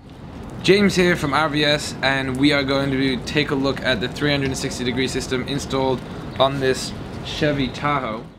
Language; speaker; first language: English; native; English